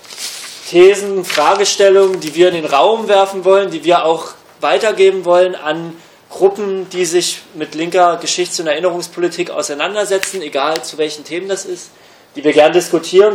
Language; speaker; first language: German; native; German